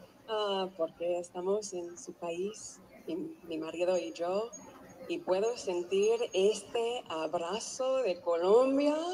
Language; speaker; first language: Spanish; non-native, learner; English